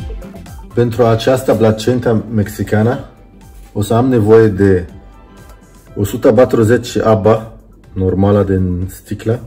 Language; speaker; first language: Romanian; non-native, learner; Arabic